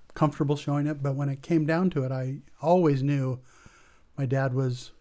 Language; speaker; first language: English; native; English